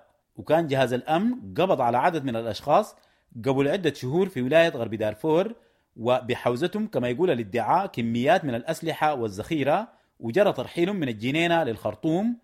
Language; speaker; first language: Arabic; native; Arabic